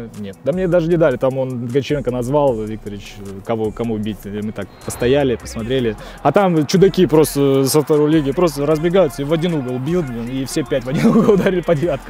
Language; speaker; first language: Russian; native; Russian